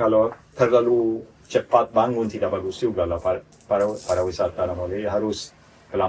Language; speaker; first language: Indonesian; non-native, fluent; Swedish